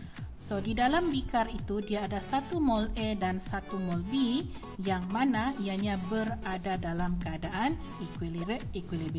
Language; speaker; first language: Malay; native; Malay